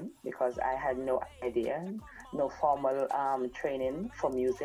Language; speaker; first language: English; non-native, local second language; Jamaican Creole English